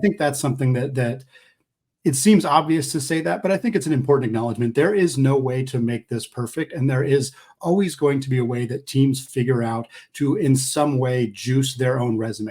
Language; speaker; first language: English; native; English